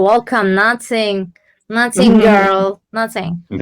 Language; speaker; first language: English; non-native, learner; Turkish